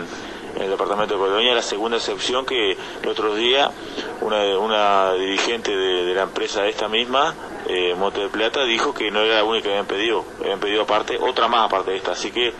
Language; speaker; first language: Spanish; native; Spanish